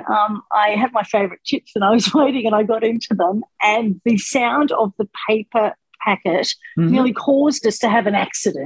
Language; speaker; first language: English; native; English